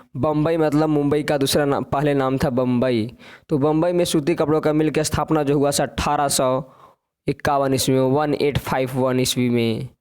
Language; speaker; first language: Hindi; native; Hindi